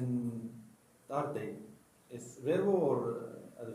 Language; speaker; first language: Spanish; non-native, learner; Arabic